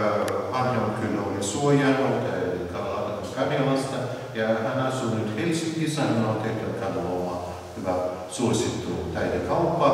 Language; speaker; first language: Finnish; non-native, learner; Russian